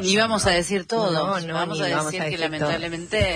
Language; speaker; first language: Spanish; native; Spanish